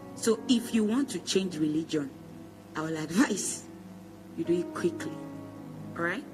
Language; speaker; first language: English; non-native, local second language; Igbo